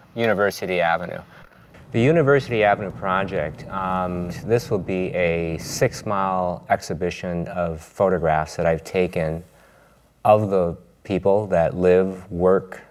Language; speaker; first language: English; native; English